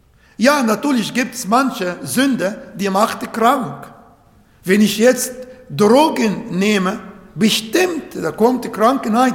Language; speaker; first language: German; non-native, learner; Arabic